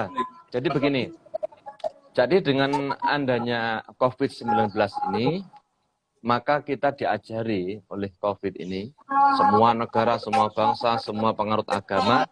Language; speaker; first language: Indonesian; non-native, local second language; Javanese